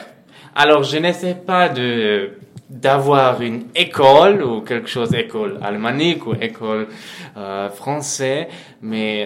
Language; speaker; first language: French; non-native, fluent; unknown